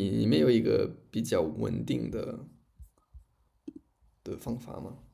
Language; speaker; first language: Chinese; non-native, learner; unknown